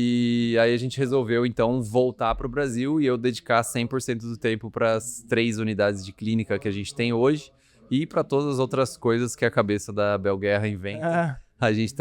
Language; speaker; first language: Portuguese; native; Portuguese